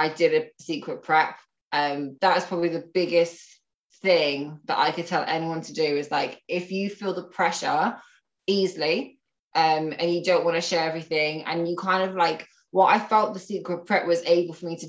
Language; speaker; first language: English; native; English